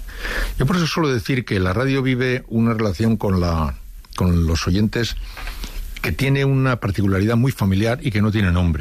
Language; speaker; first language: Spanish; native; Spanish